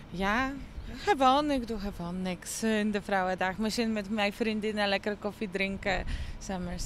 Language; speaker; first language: Dutch; non-native, learner; Polish